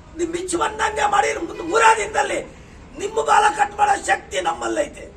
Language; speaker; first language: Kannada; native; Kannada